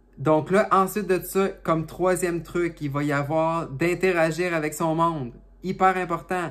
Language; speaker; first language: French; native; French